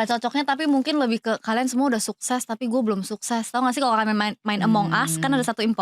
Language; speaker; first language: Indonesian; native; Indonesian